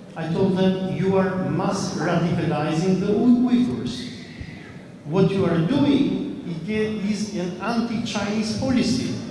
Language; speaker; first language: English; non-native, fluent; Albanian